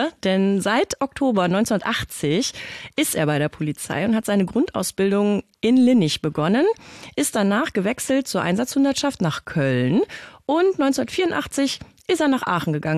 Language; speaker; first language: German; native; German